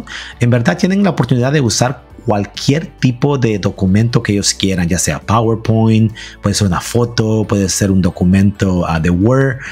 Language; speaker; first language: Spanish; early bilingual, heritage; Spanish